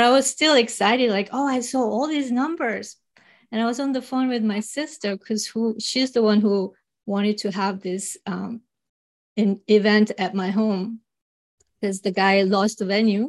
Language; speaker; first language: English; non-native, fluent; Korean